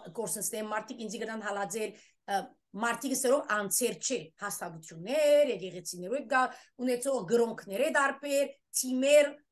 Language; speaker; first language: Armenian; early bilingual, heritage; Armenian